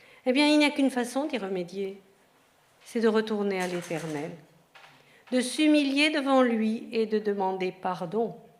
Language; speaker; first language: French; native; French